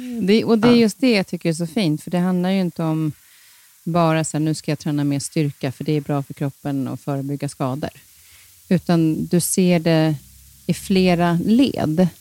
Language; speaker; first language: Swedish; native; Swedish